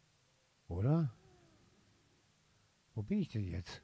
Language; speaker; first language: German; native; German